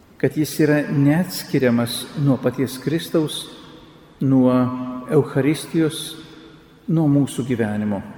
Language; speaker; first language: Lithuanian; native; Lithuanian